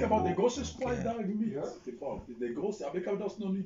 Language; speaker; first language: German; non-native, learner; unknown